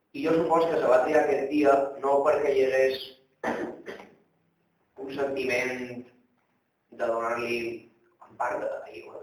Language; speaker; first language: Catalan; native; Catalan